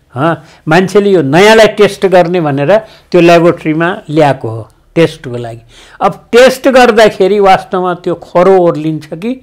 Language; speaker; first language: Nepali; native; Nepali